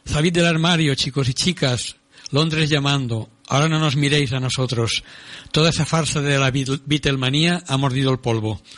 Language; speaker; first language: Spanish; non-native, local second language; Catalan